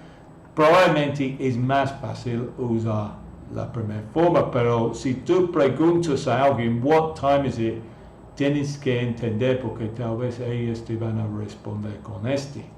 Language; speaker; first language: Spanish; non-native, fluent; English